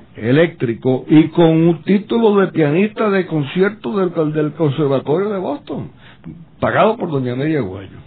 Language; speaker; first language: Spanish; native; Spanish